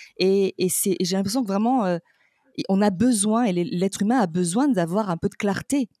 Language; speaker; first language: French; native; French